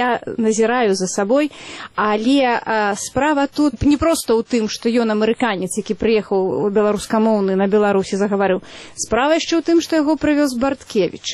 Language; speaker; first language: Belarusian; native; Belarusian